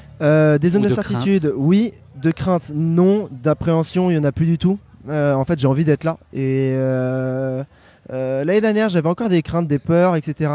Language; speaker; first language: French; native; French